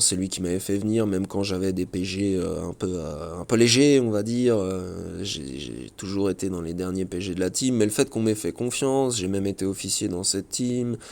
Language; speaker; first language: French; native; French